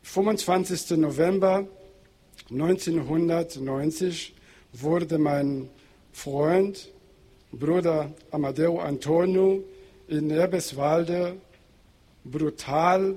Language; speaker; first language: German; non-native, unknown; Portuguese